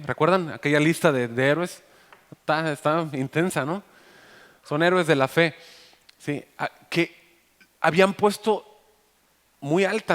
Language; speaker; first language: Spanish; native; Spanish